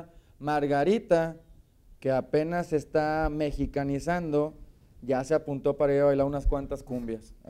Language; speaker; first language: Spanish; native; Spanish